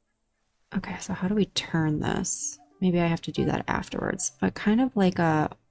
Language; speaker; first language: English; native; English